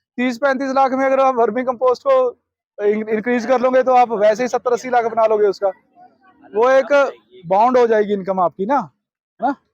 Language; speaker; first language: Hindi; non-native, local second language; Punjabi